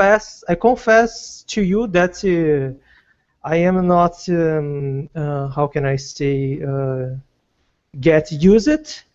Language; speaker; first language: English; non-native, learner; Portuguese